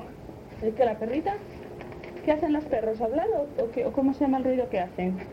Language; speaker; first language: Spanish; native; Spanish